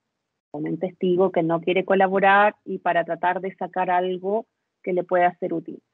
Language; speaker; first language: Spanish; native; Spanish